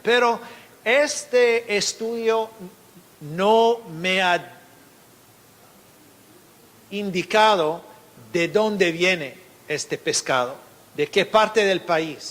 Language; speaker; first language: Spanish; non-native, fluent; English